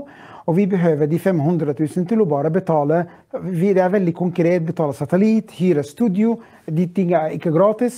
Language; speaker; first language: Swedish; non-native, fluent; Arabic